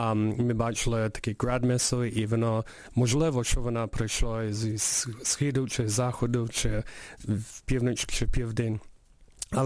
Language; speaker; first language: Ukrainian; early bilingual, heritage; Ukrainian